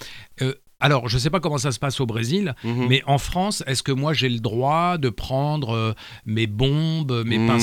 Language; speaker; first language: French; native; French